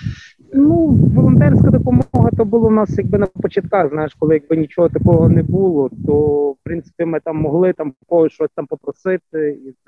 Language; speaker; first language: Ukrainian; native; Ukrainian